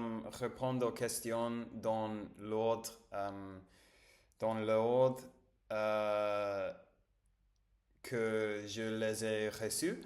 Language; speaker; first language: French; non-native, learner; Spanish